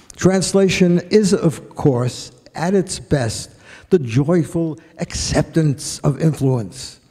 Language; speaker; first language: English; native; English